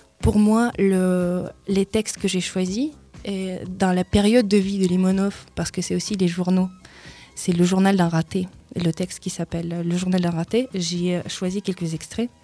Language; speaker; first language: French; non-native, fluent; Russian